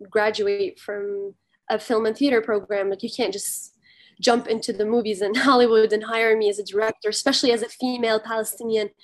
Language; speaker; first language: English; early bilingual, heritage; Arabic